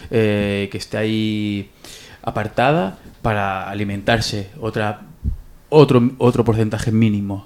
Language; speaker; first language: Spanish; native; Spanish